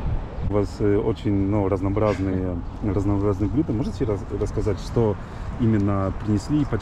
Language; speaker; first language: Russian; non-native, fluent; Polish